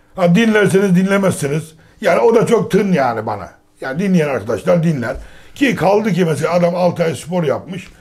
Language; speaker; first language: Turkish; native; Turkish